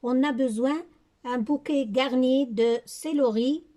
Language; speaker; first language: French; non-native, local second language; Arabic